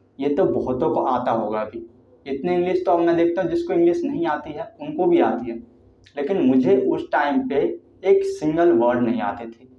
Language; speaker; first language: Hindi; native; Hindi